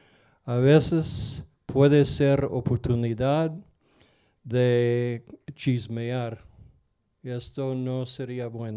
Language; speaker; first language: Spanish; non-native, fluent; English